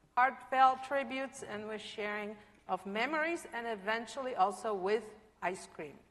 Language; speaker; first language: English; non-native, fluent; Polish